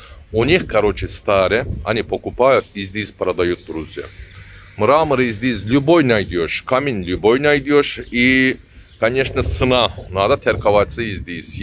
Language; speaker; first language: Russian; non-native, learner; Turkish